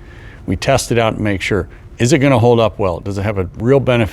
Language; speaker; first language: English; native; English